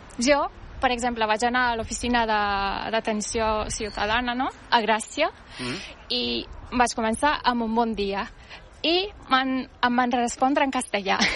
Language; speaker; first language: Catalan; non-native, fluent; Turkish